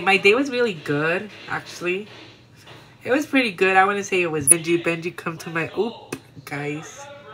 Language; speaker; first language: English; early bilingual, other home language; Spanish